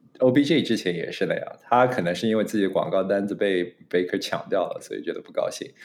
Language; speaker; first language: Chinese; native; Chinese